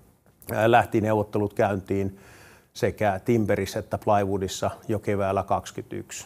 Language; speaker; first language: Finnish; native; Finnish